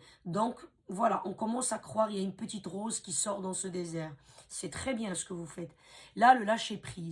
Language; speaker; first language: French; native; French